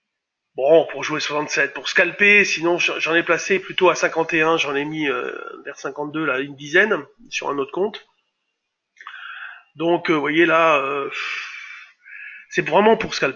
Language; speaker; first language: French; native; French